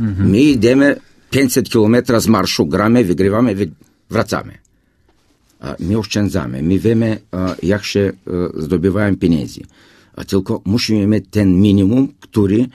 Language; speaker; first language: Polish; non-native, fluent; Bulgarian